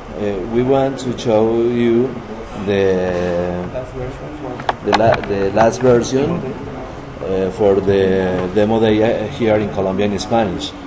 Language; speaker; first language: English; non-native, learner; Spanish